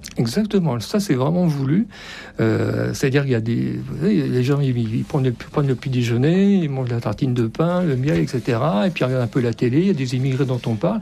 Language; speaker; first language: French; native; French